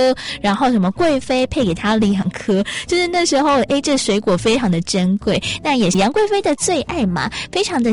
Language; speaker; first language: Chinese; native; Chinese